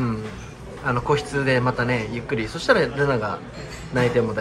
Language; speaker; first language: Japanese; native; Japanese